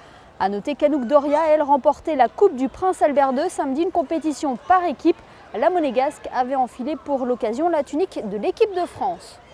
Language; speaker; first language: French; native; French